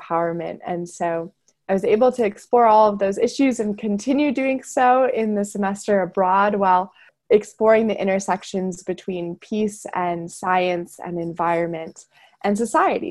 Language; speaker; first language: English; native; English